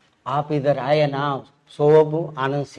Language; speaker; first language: Hindi; non-native, local second language; Telugu